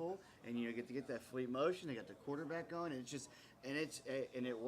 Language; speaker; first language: English; native; English